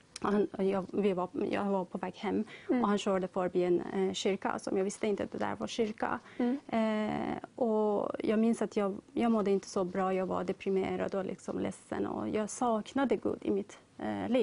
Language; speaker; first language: Swedish; non-native, learner; Persian